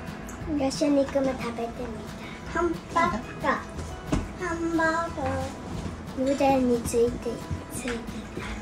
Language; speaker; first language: Japanese; early bilingual, heritage; Japanese